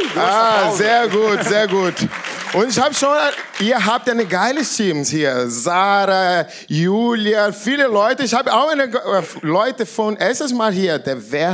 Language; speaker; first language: German; non-native, learner; Portuguese